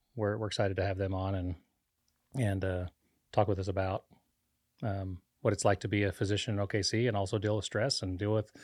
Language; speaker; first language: English; non-native, fluent; Spanish